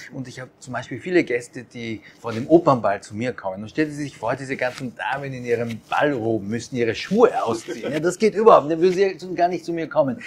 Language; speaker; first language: German; early bilingual, other home language; Japanese